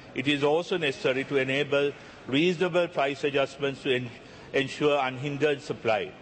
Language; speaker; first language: English; non-native, local second language; Sinhala